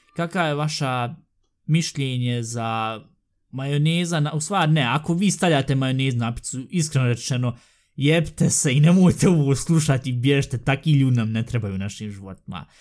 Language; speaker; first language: Bosnian; early bilingual, heritage; Bosnian